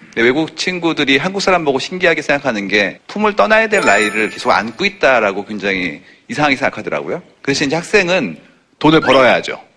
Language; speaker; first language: Korean; native; Korean